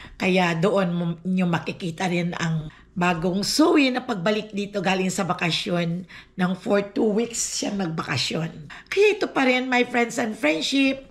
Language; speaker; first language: Filipino; non-native, local second language; Aklanon